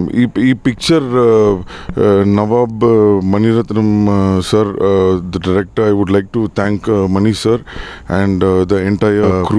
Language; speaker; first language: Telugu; non-native, learner; Tamil